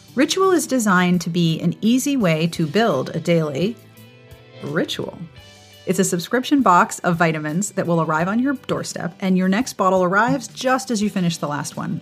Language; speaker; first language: English; native; English